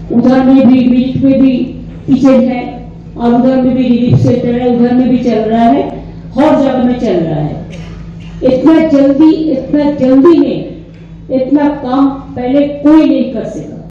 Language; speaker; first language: Hindi; non-native, local second language; Bangla